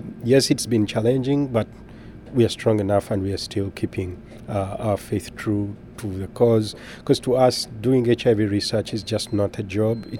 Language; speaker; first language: English; non-native, local second language; Ganda